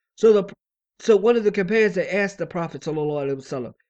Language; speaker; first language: English; native; English